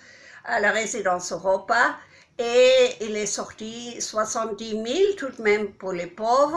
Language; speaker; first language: French; non-native, fluent; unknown